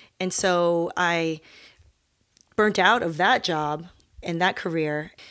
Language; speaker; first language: English; early bilingual, other home language; Chinese